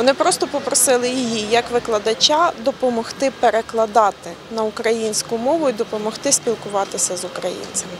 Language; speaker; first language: Ukrainian; native; Ukrainian